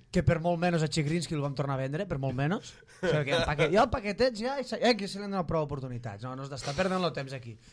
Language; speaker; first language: Catalan; native; Catalan